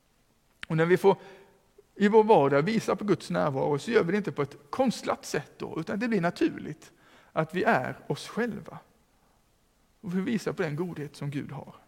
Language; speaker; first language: Swedish; native; Swedish